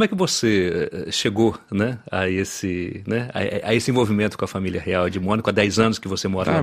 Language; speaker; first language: Portuguese; native; Portuguese